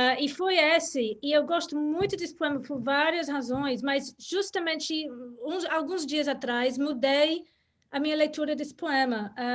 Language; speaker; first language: Portuguese; non-native, fluent; English